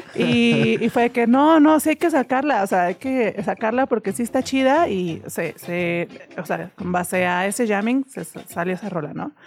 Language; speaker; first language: Spanish; native; Spanish